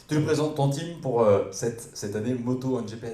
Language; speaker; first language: French; native; French